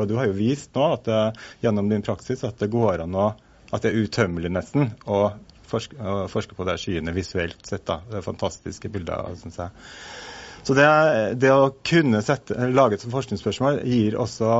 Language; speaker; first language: Norwegian; native; Norwegian